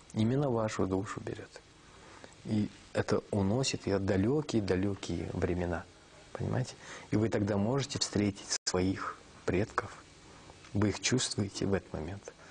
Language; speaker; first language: Russian; non-native, local second language; Kazakh